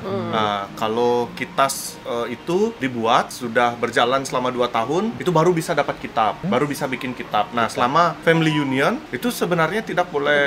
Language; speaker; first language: Indonesian; non-native, local second language; Balinese